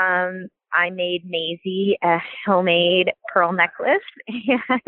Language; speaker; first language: English; native; English